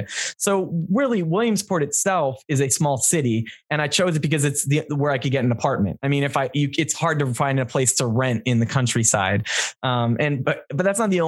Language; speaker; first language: English; native; English